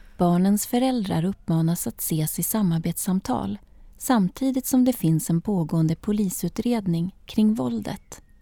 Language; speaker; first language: Swedish; native; Swedish